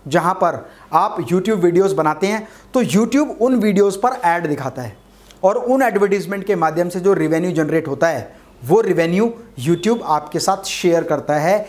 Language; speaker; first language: Hindi; native; Hindi